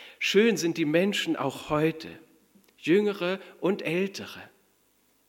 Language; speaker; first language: German; native; German